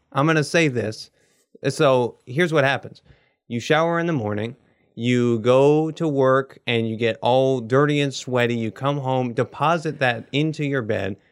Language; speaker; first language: English; native; English